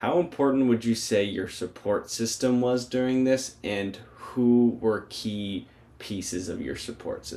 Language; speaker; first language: English; native; English